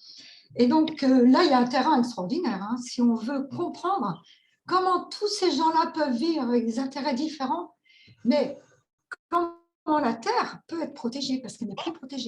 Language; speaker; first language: French; native; French